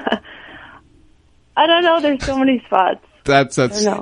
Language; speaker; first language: English; native; English